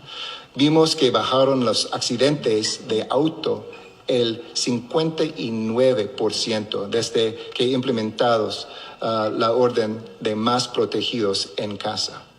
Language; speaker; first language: Spanish; non-native, local second language; English